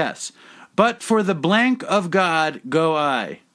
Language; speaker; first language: English; native; English